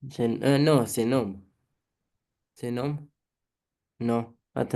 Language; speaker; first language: French; non-native, learner; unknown